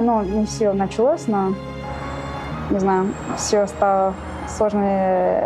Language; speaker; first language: Russian; non-native, fluent; English